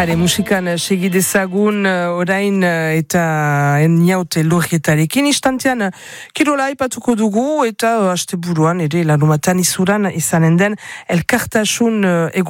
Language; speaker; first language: Basque; native; Basque